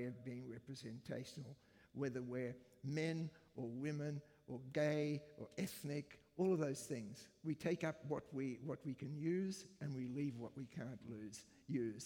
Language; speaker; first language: English; native; English